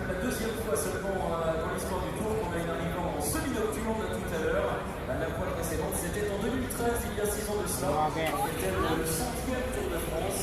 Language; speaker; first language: French; native; French